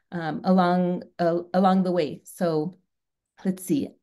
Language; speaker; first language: English; native; English